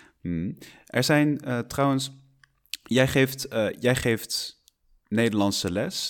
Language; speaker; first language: Dutch; non-native, fluent; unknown